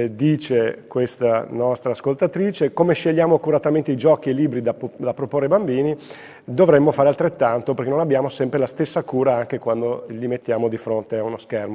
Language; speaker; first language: Italian; native; Italian